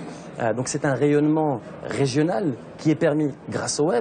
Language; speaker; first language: French; non-native, local second language; Arabic